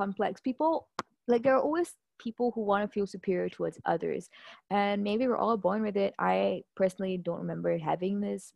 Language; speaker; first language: English; native; English